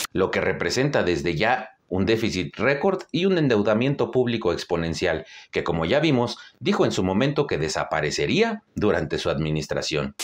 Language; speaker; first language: Spanish; native; Spanish